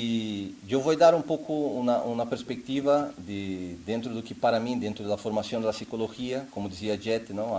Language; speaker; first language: Spanish; non-native, fluent; Portuguese